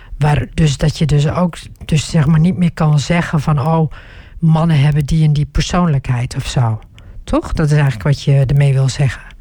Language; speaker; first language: Dutch; early bilingual, other home language; Turkish